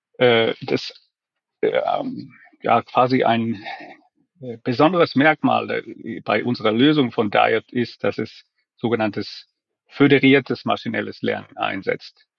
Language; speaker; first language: German; non-native, fluent; Finnish